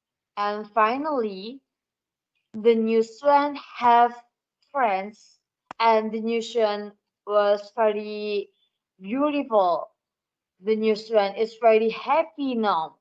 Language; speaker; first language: English; non-native, learner; Indonesian